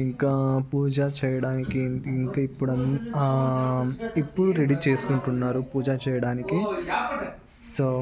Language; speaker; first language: Telugu; non-native, local second language; Kannada